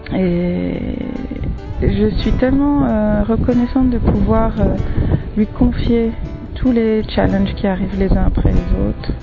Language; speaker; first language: French; native; French